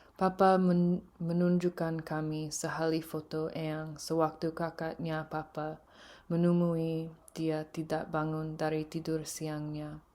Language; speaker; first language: Indonesian; early bilingual, heritage; English